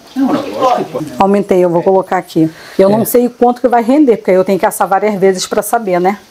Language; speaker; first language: Portuguese; native; Portuguese